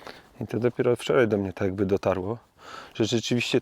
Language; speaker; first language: Polish; native; Polish